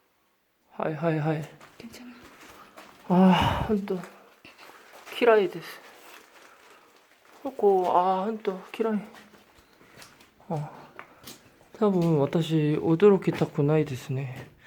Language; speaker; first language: Japanese; non-native, learner; Korean